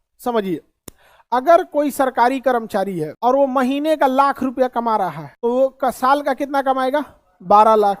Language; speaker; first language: Hindi; native; Hindi